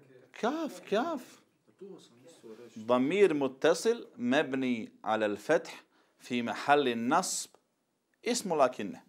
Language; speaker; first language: Arabic; non-native, fluent; Bosnian